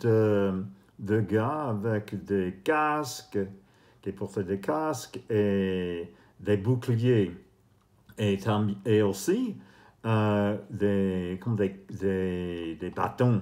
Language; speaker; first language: French; non-native, fluent; English